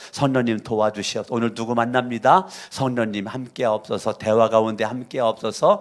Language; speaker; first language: Korean; native; Korean